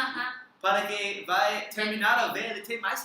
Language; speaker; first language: Portuguese; non-native, learner; English